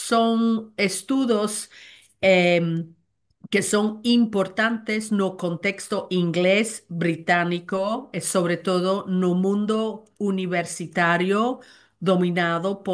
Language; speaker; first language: Galician; non-native, learner; Welsh